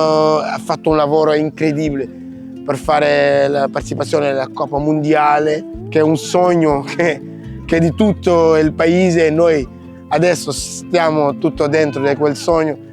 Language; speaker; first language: Italian; non-native, fluent; Kabuverdianu